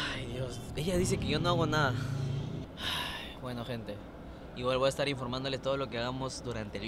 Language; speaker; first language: Spanish; native; Spanish